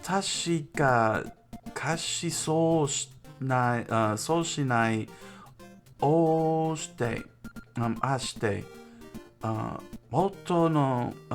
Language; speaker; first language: Japanese; non-native, learner; English